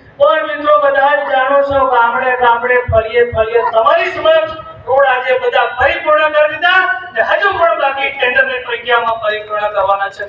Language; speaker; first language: Gujarati; native; Gujarati